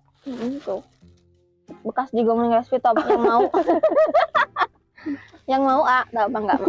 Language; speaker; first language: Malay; non-native, local second language; Sundanese